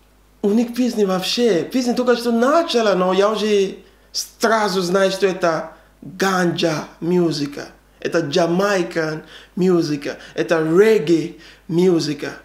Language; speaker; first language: Russian; non-native, learner; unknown